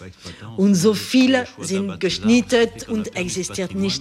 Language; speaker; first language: German; non-native, learner; French